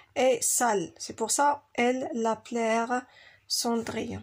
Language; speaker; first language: French; non-native, local second language; Arabic